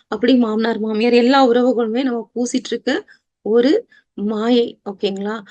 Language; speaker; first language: Tamil; native; Tamil